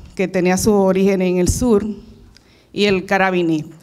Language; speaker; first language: Spanish; native; Spanish